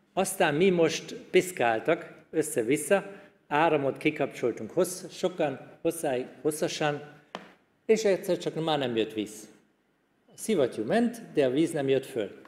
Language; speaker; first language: Hungarian; non-native, fluent; German